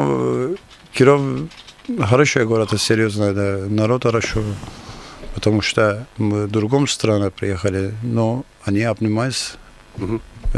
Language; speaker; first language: Russian; non-native, learner; Turkish